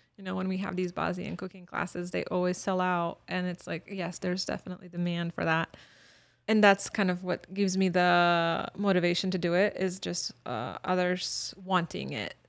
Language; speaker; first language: English; early bilingual, other home language; Bosnian